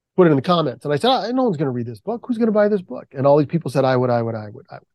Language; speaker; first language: English; native; English